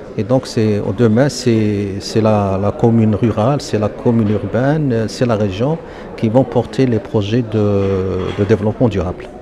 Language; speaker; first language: French; non-native, local second language; Arabic